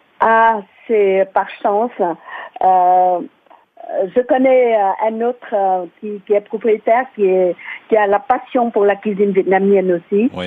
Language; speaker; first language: French; non-native, fluent; Vietnamese